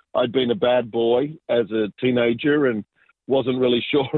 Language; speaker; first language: English; native; English